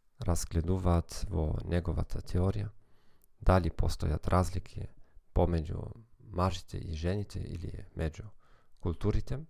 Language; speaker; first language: Macedonian; non-native, fluent; German